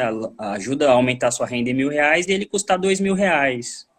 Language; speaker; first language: Portuguese; native; Portuguese